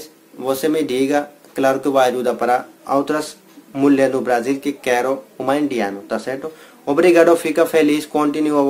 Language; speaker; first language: Portuguese; non-native, learner; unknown